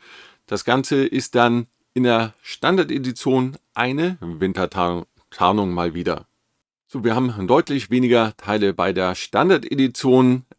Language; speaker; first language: German; native; German